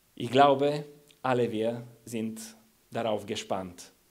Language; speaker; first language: German; non-native, fluent; Bulgarian